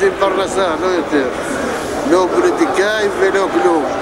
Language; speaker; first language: Hebrew; non-native, learner; Arabic